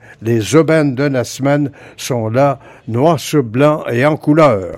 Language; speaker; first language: French; native; French